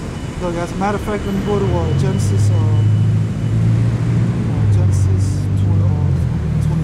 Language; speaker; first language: English; native; English